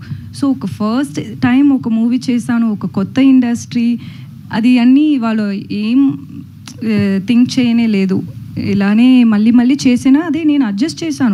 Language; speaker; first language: Telugu; non-native, learner; Tamil